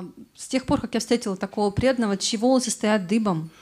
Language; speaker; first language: Russian; native; Russian